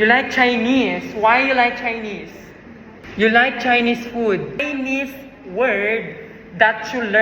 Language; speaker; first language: English; non-native, fluent; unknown